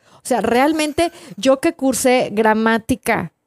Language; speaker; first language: Spanish; native; Spanish